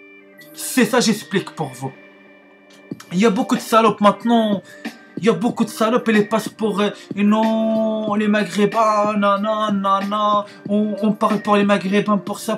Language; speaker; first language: French; non-native, learner; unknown